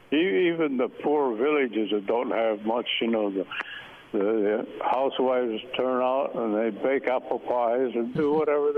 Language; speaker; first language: English; native; English